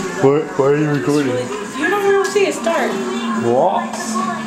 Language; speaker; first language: English; native; English